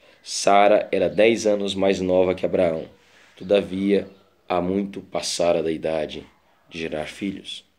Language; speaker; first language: Portuguese; native; Portuguese